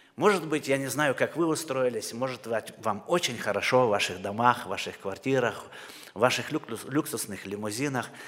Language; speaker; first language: Russian; native; Russian